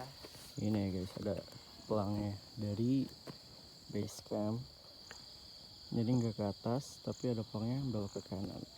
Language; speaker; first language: Indonesian; native; Indonesian